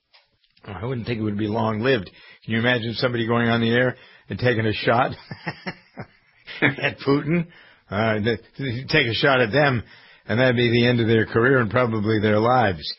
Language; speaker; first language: English; native; English